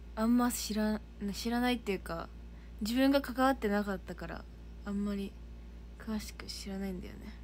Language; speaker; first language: Japanese; native; Japanese